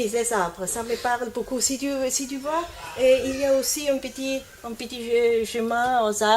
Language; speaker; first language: French; non-native, learner; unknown